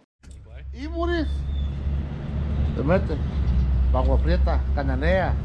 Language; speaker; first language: Spanish; native; Spanish